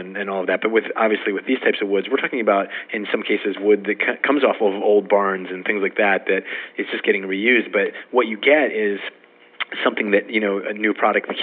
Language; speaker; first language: English; native; English